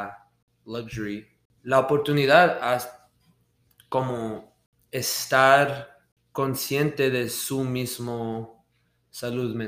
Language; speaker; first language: Spanish; early bilingual, heritage; Spanish